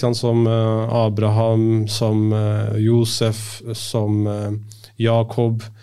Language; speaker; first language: Norwegian; early bilingual, other home language; Urdu